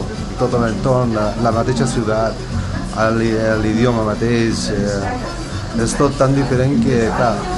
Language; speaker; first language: Catalan; non-native, learner; Spanish